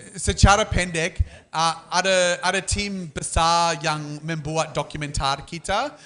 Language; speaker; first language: Indonesian; non-native, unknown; English